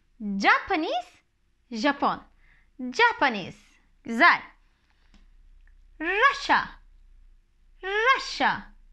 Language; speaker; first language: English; non-native, fluent; Turkish